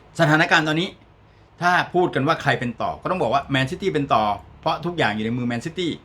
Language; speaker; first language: Thai; native; Thai